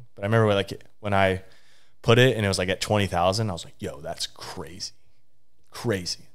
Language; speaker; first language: English; native; English